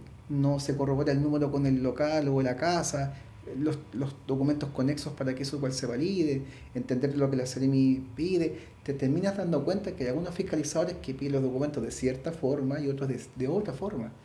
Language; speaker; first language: Spanish; native; Spanish